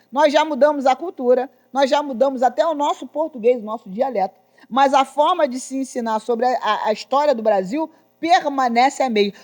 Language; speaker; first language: Portuguese; native; Portuguese